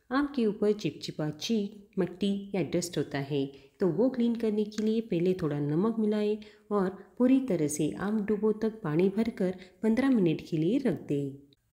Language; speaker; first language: Hindi; non-native, local second language; Marathi